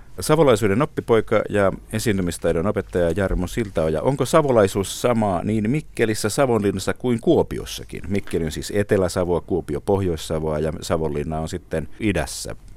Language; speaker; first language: Finnish; native; Finnish